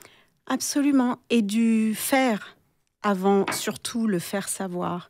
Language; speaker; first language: French; native; French